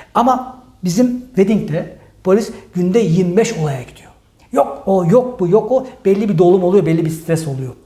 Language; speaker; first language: Turkish; early bilingual, heritage; Turkish